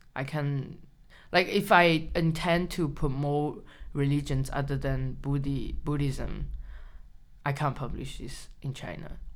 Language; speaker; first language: English; non-native, learner; Chinese